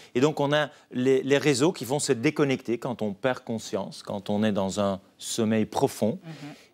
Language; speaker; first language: French; native; French